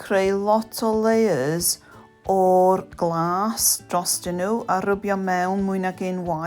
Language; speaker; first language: Welsh; non-native, local second language; English